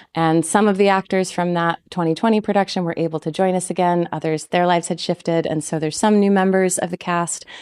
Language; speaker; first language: English; native; English